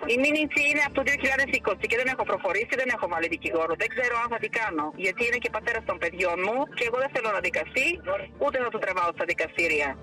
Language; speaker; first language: Greek; non-native, fluent; Bulgarian